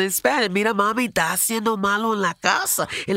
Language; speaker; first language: English; early bilingual, other home language; Spanish